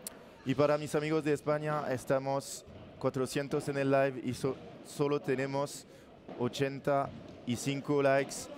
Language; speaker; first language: Spanish; non-native, learner; French